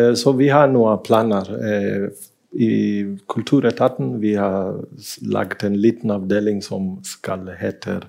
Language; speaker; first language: Norwegian; non-native, fluent; Swahili